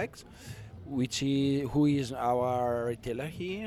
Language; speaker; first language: English; non-native, learner; Italian